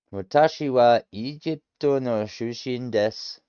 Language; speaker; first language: Japanese; non-native, learner; English